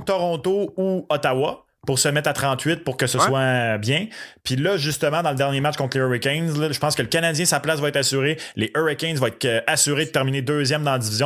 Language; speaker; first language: French; native; French